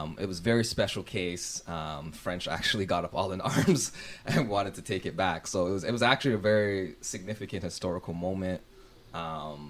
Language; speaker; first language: English; native; English